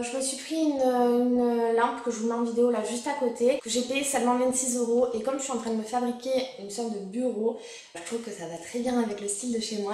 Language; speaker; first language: French; native; French